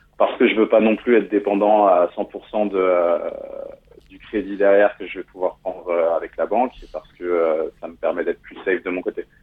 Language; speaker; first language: French; native; French